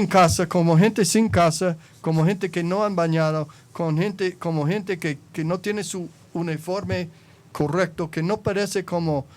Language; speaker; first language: Spanish; non-native, fluent; English